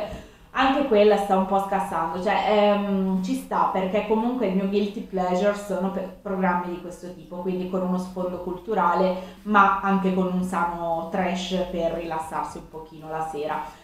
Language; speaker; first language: Italian; native; Italian